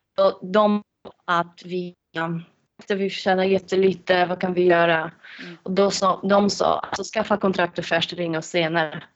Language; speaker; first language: Swedish; non-native, fluent; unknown